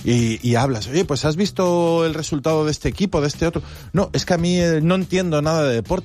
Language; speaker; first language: Spanish; native; Spanish